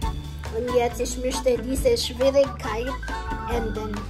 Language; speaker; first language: German; non-native, learner; Filipino